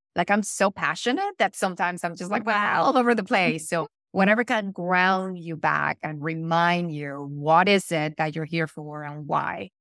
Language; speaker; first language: English; non-native, fluent; Spanish